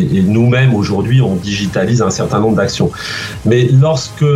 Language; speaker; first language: French; native; French